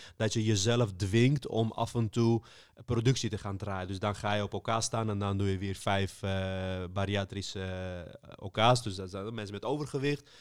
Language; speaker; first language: Dutch; early bilingual, other home language; Armenian